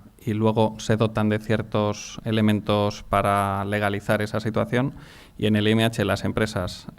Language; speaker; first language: Spanish; native; Spanish